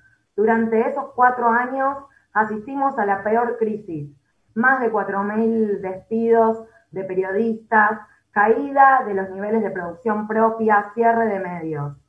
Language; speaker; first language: Spanish; native; Spanish